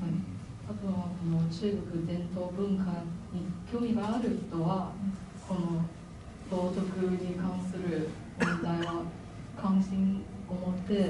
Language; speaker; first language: Japanese; non-native, fluent; Chinese